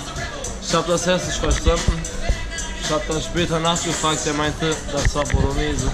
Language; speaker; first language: German; early bilingual, other home language; Turkish